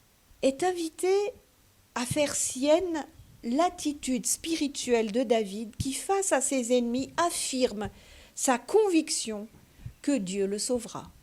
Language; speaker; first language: French; native; French